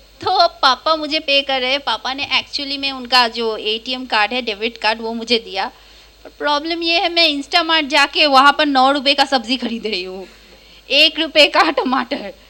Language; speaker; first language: Hindi; non-native, local second language; Bangla